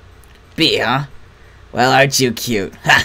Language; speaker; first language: English; native; English